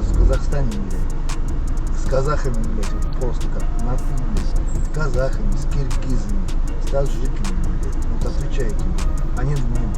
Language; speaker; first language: Russian; native; Russian